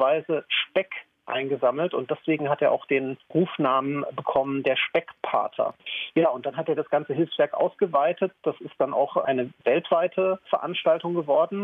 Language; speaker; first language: German; native; German